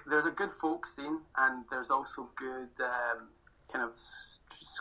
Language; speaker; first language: English; native; English